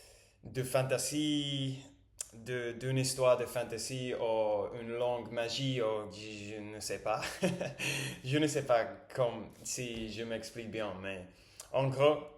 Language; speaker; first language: French; non-native, learner; English